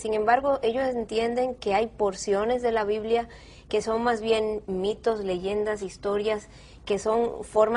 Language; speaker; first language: Spanish; native; Spanish